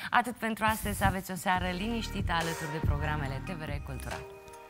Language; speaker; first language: Romanian; native; Romanian